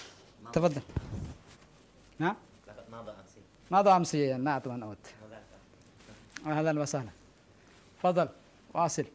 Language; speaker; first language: Arabic; non-native, fluent; Indonesian